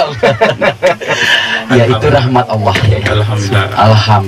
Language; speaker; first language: Indonesian; native; Indonesian